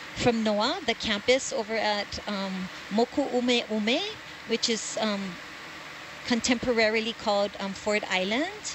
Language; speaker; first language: English; native; English